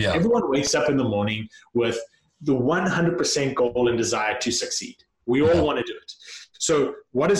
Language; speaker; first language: English; native; English